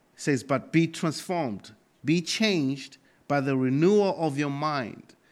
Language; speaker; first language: English; non-native, local second language; Nyanja